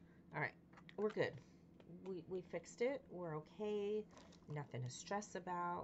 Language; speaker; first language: English; native; English